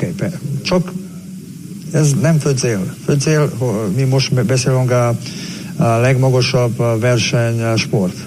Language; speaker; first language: Hungarian; non-native, fluent; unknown